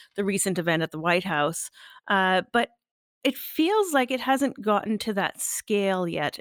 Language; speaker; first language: English; native; English